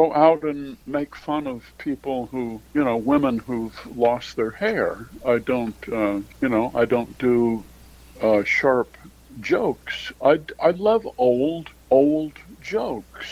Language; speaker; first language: English; native; English